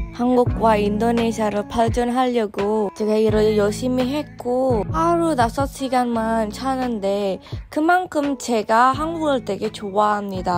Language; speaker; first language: Korean; non-native, fluent; Indonesian